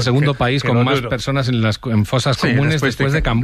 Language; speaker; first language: Spanish; native; Spanish